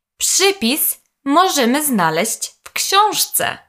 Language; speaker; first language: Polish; non-native, fluent; Russian